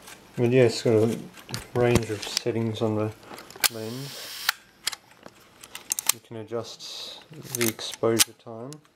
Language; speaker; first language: English; native; English